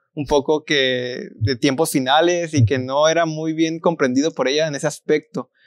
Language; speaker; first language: Spanish; native; Spanish